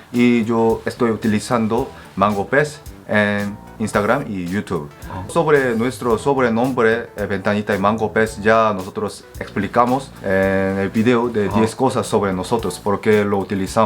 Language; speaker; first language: Spanish; non-native, fluent; Korean